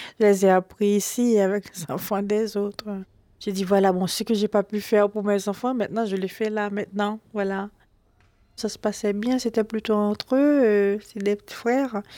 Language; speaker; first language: French; non-native, local second language; Haitian Creole